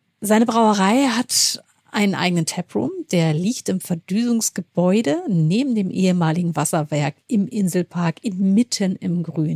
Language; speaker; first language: German; native; German